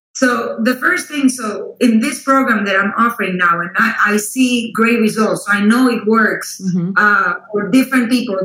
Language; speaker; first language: English; non-native, fluent; Spanish